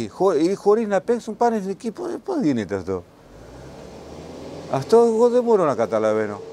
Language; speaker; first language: Greek; non-native, learner; Spanish